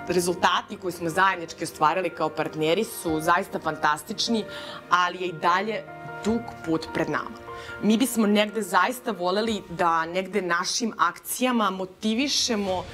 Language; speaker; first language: Serbian; native; Serbian